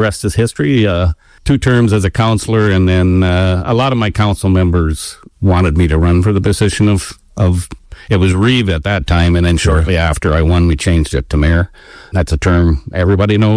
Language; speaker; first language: English; native; English